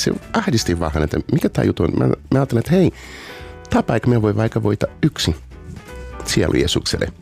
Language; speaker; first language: Finnish; non-native, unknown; Portuguese